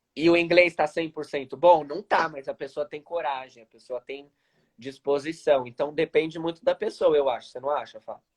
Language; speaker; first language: Portuguese; native; Portuguese